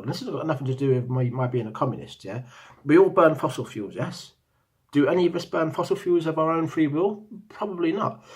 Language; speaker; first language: English; native; English